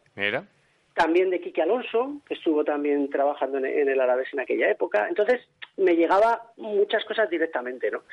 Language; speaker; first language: Spanish; native; Spanish